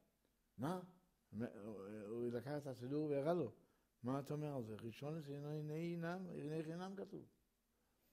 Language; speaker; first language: Hebrew; early bilingual, other home language; Yiddish